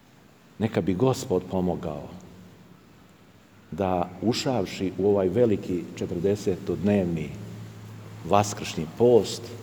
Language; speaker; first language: Serbian; native; Serbian